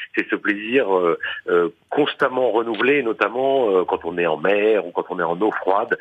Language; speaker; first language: French; native; French